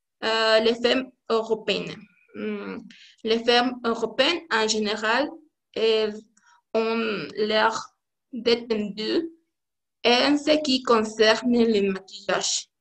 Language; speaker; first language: French; non-native, learner; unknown